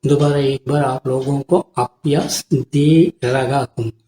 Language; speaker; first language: Hindi; non-native, local second language; Tamil